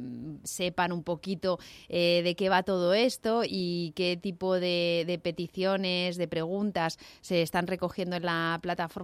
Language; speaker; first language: Spanish; native; Spanish